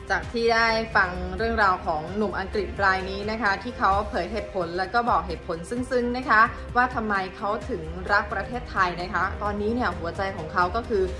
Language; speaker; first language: Thai; native; Thai